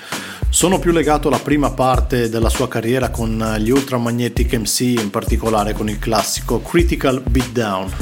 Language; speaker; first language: Italian; native; Italian